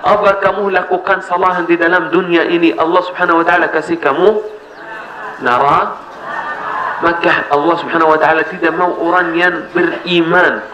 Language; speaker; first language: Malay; non-native, learner; Arabic